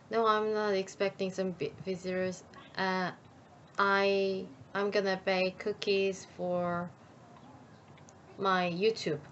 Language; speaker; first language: English; non-native, learner; Korean